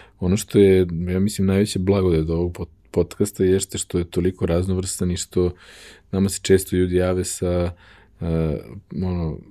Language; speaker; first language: Serbian; native; Serbian